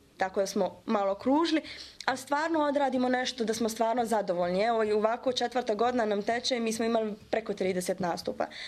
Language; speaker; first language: Serbian; early bilingual, heritage; Bosnian